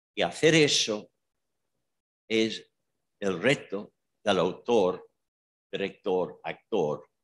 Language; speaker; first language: Spanish; non-native, fluent; English